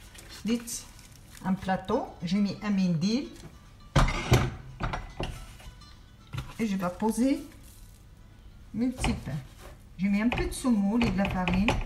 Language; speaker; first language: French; non-native, fluent; Arabic